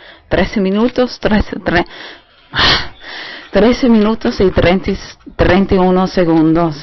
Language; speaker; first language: Spanish; non-native, fluent; German